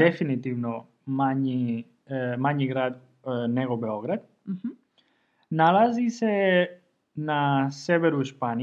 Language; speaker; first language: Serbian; non-native, fluent; Spanish